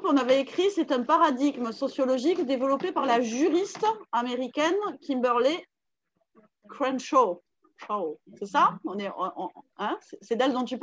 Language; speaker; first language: French; native; French